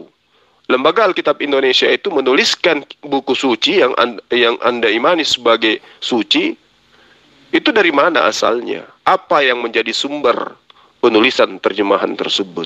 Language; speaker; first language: Indonesian; native; Indonesian